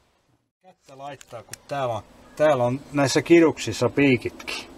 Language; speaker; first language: Finnish; native; Finnish